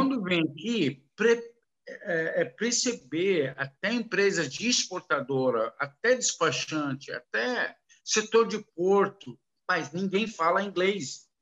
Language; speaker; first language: Portuguese; non-native, learner; Arabic